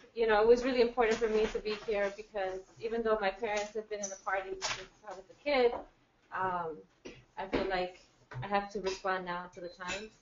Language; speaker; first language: English; native; English